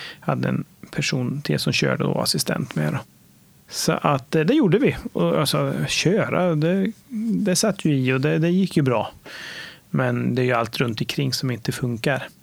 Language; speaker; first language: Swedish; native; Swedish